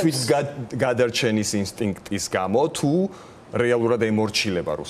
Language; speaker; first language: Georgian; native; Georgian